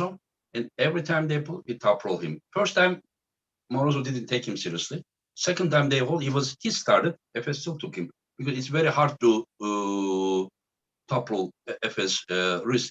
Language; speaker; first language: English; non-native, fluent; Turkish